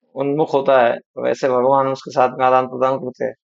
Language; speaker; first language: Hindi; non-native, local second language; Marathi